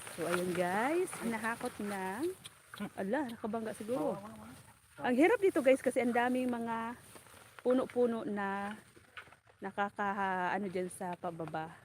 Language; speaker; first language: Filipino; non-native, local second language; Bikol